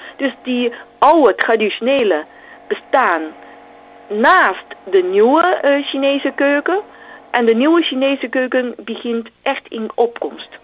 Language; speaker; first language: Dutch; non-native, fluent; Chinese